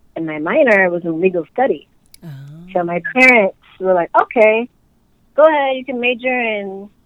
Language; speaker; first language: English; native; English